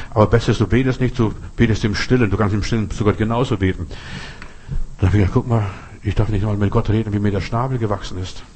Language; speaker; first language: German; non-native, fluent; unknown